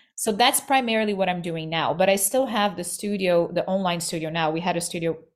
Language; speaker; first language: English; non-native, fluent; Portuguese